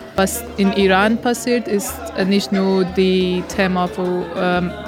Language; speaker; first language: German; non-native, learner; Persian